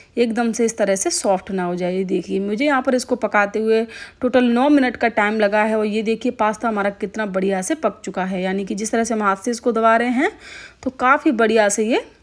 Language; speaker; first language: Hindi; native; Hindi